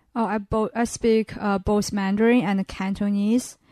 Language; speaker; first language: English; non-native, fluent; Chinese